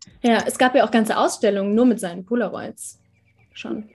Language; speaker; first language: German; native; German